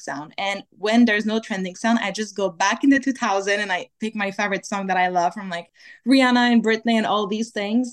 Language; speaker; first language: English; non-native, fluent; French